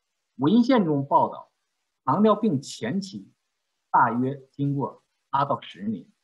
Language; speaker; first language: Chinese; native; Chinese